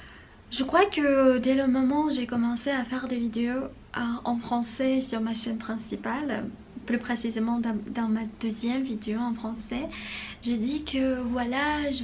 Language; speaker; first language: French; non-native, fluent; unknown